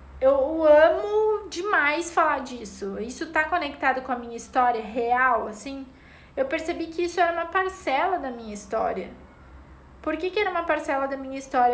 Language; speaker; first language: Portuguese; native; Portuguese